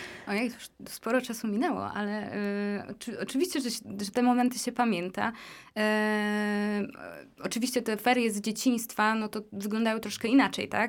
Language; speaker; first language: Polish; native; Polish